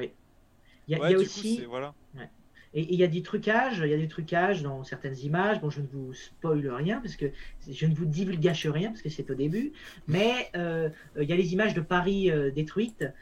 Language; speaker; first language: French; native; French